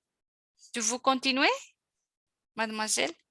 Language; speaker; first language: French; non-native, fluent; Spanish